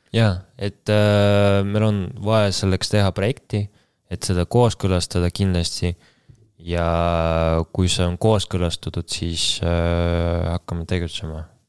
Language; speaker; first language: Estonian; non-native, local second language; Russian